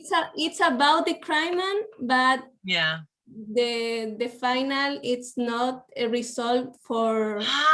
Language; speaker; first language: English; non-native, learner; Spanish